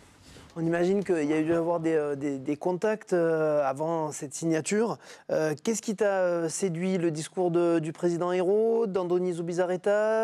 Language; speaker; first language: French; native; French